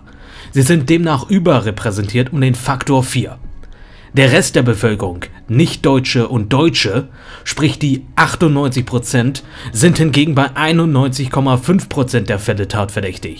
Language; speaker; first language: German; native; German